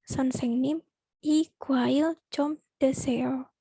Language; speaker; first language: Korean; non-native, learner; Indonesian